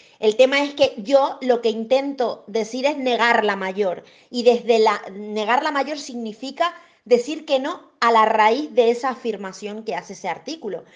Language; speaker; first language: Spanish; native; Spanish